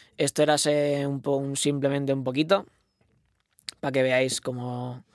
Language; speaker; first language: Spanish; non-native, local second language; Catalan